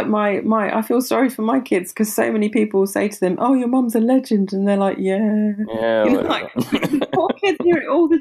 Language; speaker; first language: English; native; English